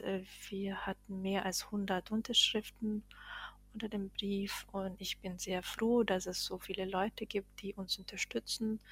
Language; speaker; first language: German; non-native, fluent; Bosnian